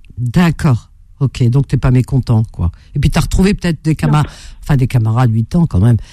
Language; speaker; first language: French; native; French